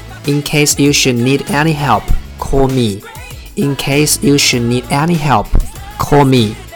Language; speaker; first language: English; non-native, fluent; Chinese